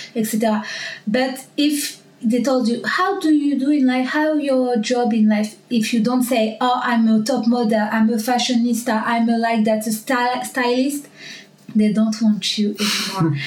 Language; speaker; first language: English; non-native, learner; French